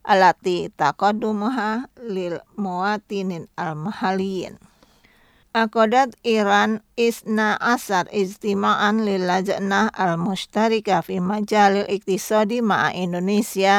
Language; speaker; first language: Arabic; non-native, fluent; Indonesian